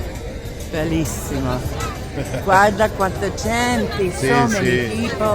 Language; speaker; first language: Italian; non-native, learner; English